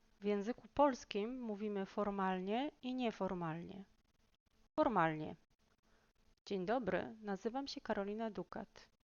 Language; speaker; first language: Polish; native; Polish